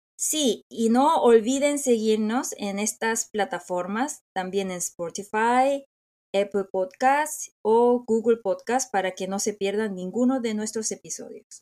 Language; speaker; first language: Spanish; non-native, fluent; Korean